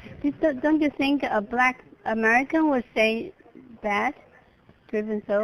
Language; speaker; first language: English; non-native, fluent; Chinese